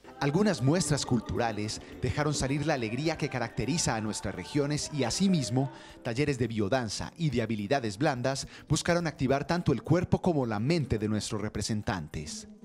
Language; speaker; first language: Spanish; native; Spanish